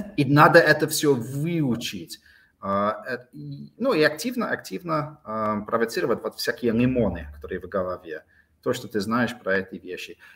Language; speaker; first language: Russian; non-native, fluent; English